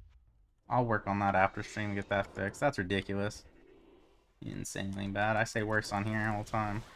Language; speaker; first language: English; native; English